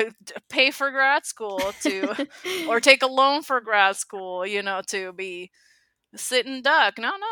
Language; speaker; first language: English; non-native, fluent; Spanish